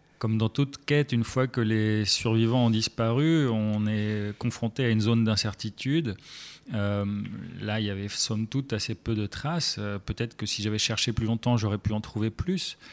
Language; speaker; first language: French; early bilingual, other home language; German